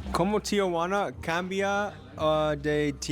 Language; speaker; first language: Spanish; non-native, learner; English